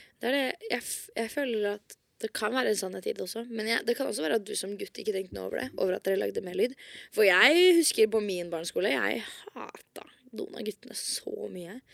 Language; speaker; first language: Norwegian; native; Norwegian